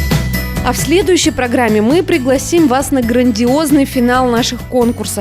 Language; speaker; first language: Russian; native; Russian